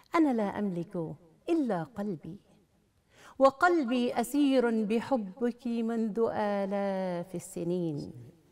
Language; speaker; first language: Arabic; native; Arabic